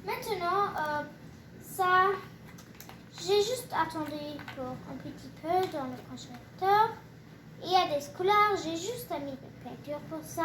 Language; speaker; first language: French; non-native, learner; English